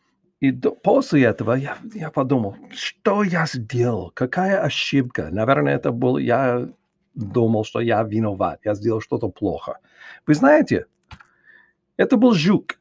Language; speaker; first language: Russian; non-native, learner; English